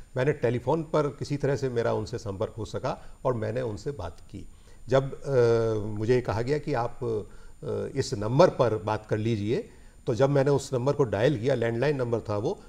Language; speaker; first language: Hindi; native; Hindi